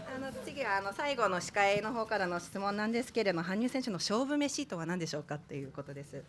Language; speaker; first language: Japanese; native; Japanese